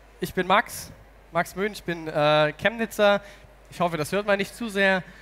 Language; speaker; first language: German; native; German